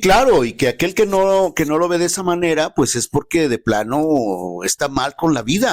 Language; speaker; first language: Spanish; native; Spanish